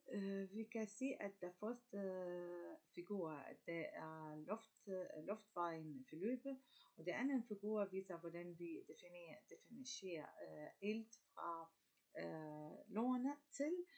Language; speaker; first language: Danish; non-native, learner; Arabic